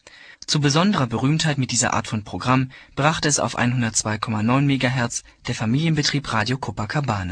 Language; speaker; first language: German; native; German